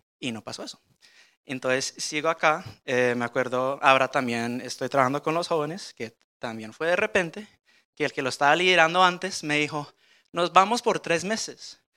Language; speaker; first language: Spanish; early bilingual, heritage; Spanish